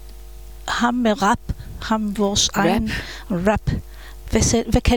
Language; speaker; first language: Danish; non-native, fluent; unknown